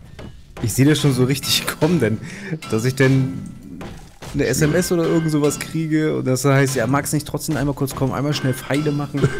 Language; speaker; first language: German; native; German